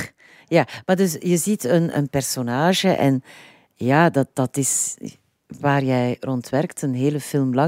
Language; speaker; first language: Dutch; native; Dutch